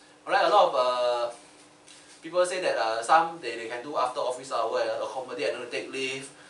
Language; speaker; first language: English; non-native, local second language; Chinese